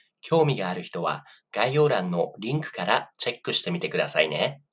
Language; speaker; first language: Japanese; native; Japanese